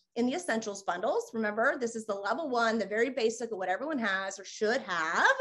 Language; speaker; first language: English; native; English